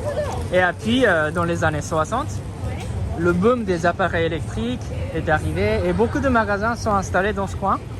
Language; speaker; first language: French; non-native, fluent; Japanese